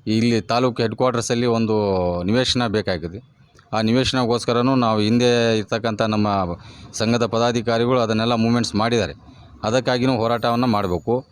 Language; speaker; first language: Kannada; non-native, local second language; Lambadi